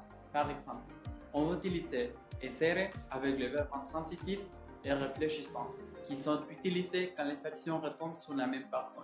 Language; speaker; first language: French; non-native, learner; Spanish